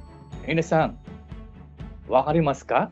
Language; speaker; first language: Japanese; non-native, fluent; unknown